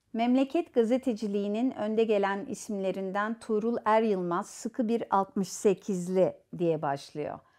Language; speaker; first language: Turkish; native; Turkish